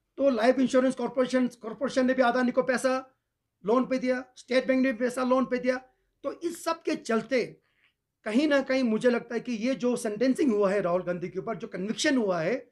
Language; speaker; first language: Hindi; non-native, local second language; Ladakhi